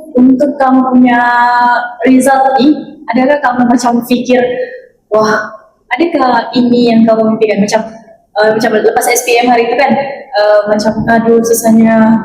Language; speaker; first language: Malay; native; Malay